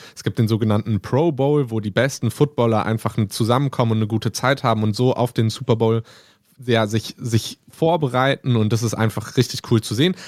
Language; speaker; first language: German; native; German